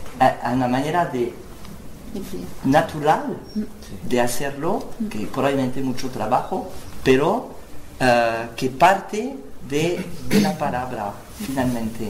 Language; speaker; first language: Spanish; non-native, learner; French